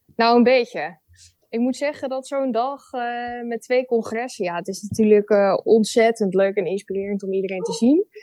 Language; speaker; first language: Dutch; native; Dutch